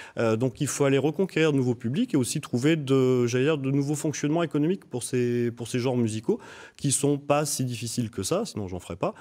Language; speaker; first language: French; native; French